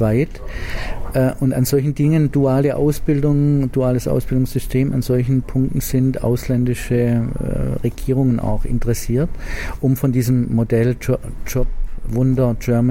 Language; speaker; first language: German; native; German